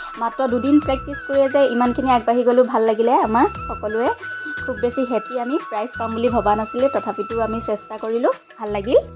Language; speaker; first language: Assamese; native; Assamese